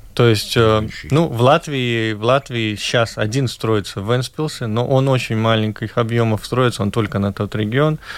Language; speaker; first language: Russian; non-native, local second language; Latvian